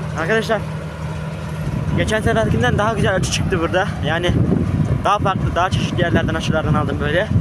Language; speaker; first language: Turkish; native; Turkish